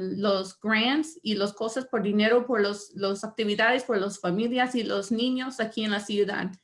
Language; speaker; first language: Spanish; non-native, learner; English